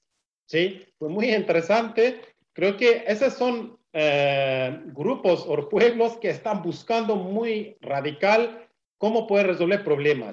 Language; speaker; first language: Spanish; non-native, learner; Kurdish